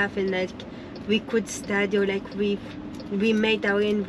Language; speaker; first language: English; non-native, fluent; Romanian